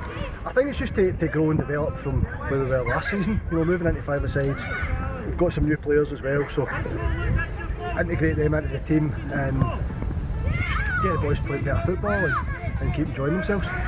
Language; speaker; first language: English; native; English